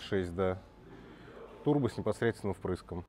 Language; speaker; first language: Russian; native; Russian